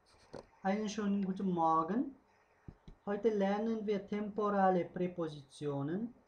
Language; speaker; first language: German; non-native, fluent; Uzbek